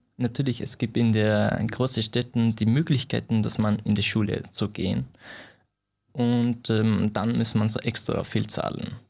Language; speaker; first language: German; non-native, fluent; Persian